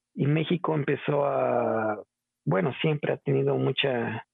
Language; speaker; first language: Spanish; native; Spanish